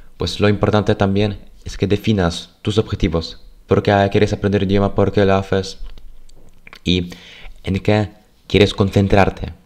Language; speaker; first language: Spanish; non-native, fluent; Polish